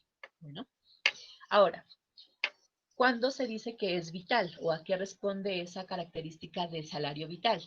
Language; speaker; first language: Spanish; native; Spanish